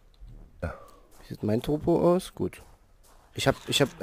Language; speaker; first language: German; native; German